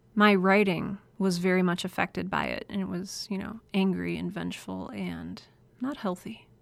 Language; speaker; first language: English; native; English